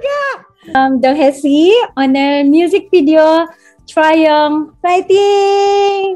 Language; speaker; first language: English; non-native, local second language; Indonesian